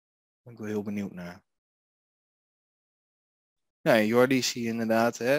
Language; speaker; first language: Dutch; native; Dutch